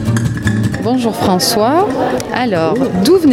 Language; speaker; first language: French; native; French